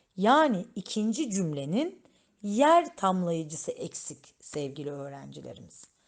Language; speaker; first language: Turkish; native; Turkish